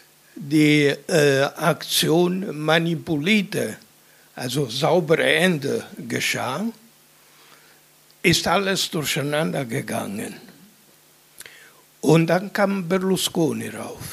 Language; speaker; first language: German; non-native, fluent; Italian